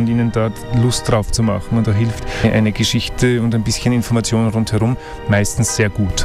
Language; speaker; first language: German; native; German